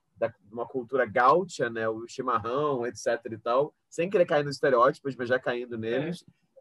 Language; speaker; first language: Portuguese; native; Portuguese